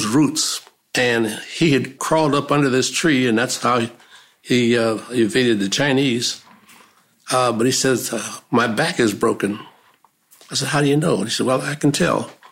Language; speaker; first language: English; native; English